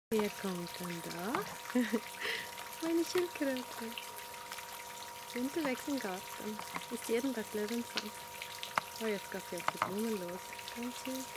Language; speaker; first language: German; non-native, learner; Swedish